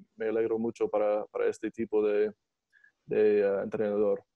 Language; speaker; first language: Spanish; non-native, learner; English